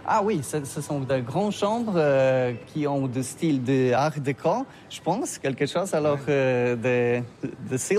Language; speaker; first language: French; non-native, fluent; Polish